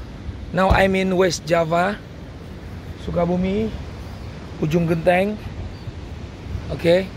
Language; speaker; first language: English; non-native, learner; Indonesian